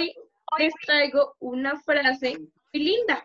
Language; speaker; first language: Spanish; native; Spanish